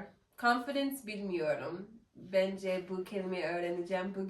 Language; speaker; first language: Turkish; non-native, learner; English